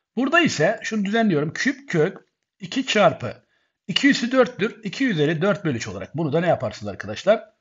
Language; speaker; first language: Turkish; native; Turkish